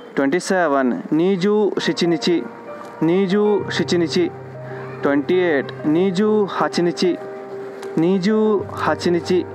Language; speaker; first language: Hindi; native; Hindi